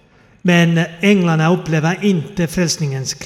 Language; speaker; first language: Swedish; non-native, fluent; Finnish